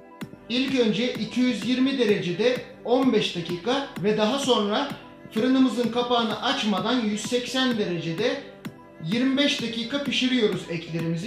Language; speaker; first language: Turkish; native; Turkish